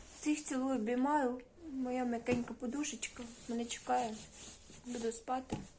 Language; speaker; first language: Ukrainian; non-native, local second language; Russian